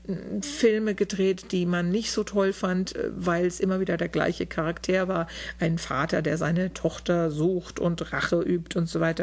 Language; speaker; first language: German; native; German